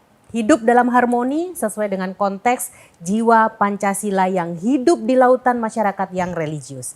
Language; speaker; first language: Indonesian; native; Indonesian